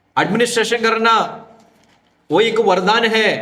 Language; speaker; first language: Hindi; non-native, local second language; Malayalam